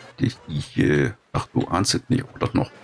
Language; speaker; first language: German; native; German